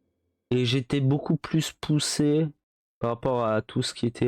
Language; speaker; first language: French; native; French